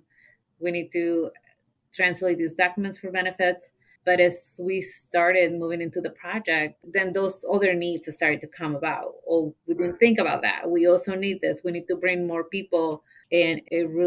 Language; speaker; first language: English; non-native, fluent; Spanish